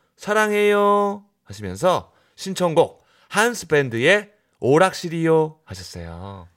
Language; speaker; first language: Korean; native; Korean